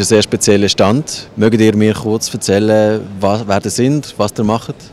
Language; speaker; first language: German; native; German